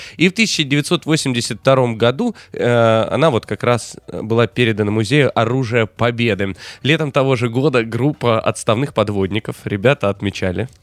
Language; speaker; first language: Russian; native; Russian